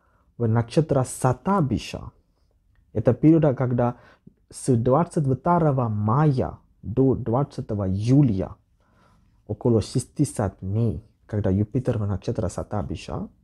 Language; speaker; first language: Russian; non-native, learner; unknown